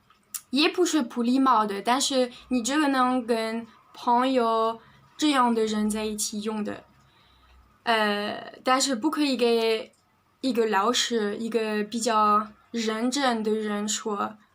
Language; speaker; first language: Chinese; non-native, fluent; French